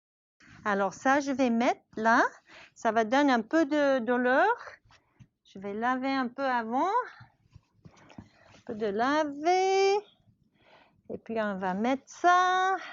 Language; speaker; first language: French; non-native, learner; English